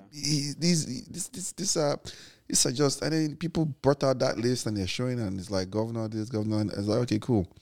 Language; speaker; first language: English; non-native, local second language; Igbo